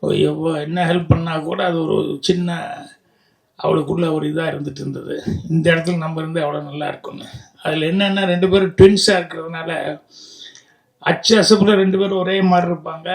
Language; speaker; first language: Tamil; native; Tamil